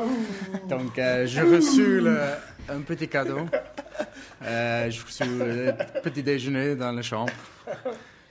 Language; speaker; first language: French; non-native, learner; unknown